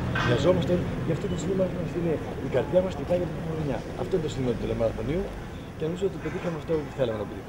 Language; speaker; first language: Greek; native; Greek